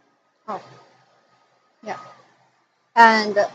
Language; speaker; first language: English; non-native, fluent; Chinese